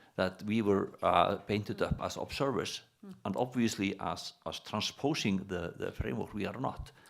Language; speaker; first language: English; non-native, fluent; Icelandic